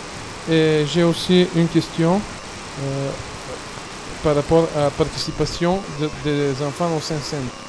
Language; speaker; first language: French; non-native, fluent; Bulgarian